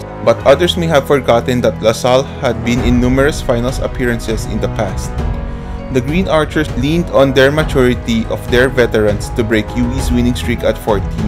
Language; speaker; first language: English; non-native, local second language; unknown